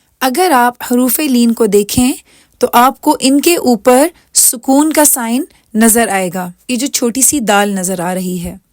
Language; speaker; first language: Urdu; native; Urdu